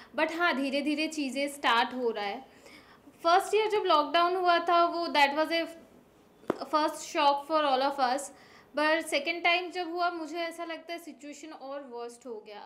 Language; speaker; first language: Hindi; non-native, local second language; Bangla